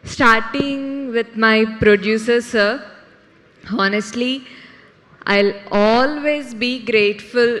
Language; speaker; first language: English; non-native, local second language; Telugu